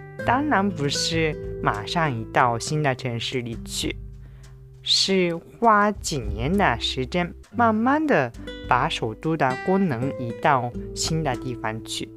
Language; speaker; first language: Chinese; non-native, fluent; Japanese